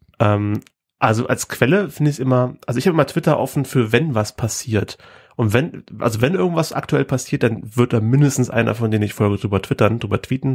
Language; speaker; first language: German; native; German